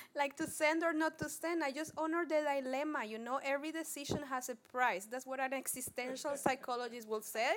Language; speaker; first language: English; non-native, fluent; Spanish